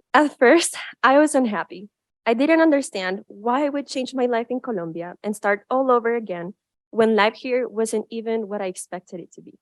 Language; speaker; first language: English; non-native, fluent; Spanish